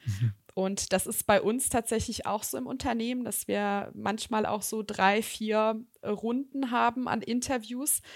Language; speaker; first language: German; early bilingual, other home language; Serbian